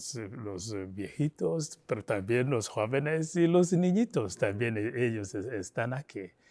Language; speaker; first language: Spanish; non-native, fluent; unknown